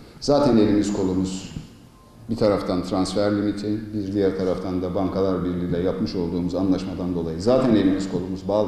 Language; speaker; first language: Turkish; native; Turkish